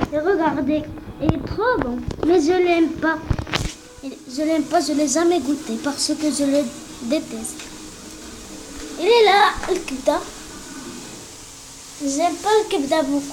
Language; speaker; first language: French; non-native, learner; Arabic